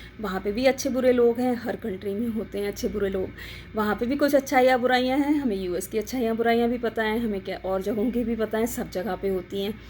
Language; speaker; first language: Hindi; native; Hindi